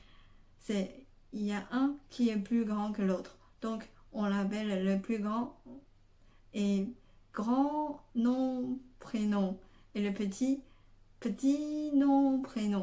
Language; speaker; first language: French; non-native, fluent; Chinese